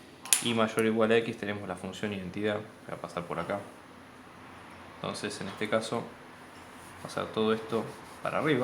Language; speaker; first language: Spanish; native; Spanish